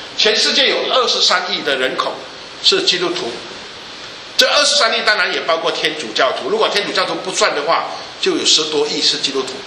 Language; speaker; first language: Chinese; native; Chinese